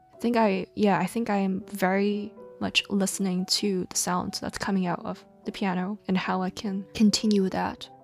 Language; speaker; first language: English; non-native, local second language; Cantonese